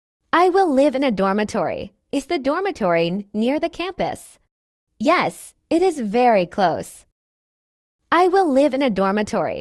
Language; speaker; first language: English; non-native, fluent; Burmese